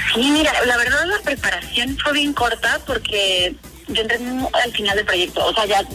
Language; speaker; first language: Spanish; native; Spanish